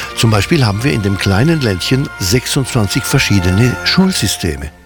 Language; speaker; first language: German; non-native, local second language; French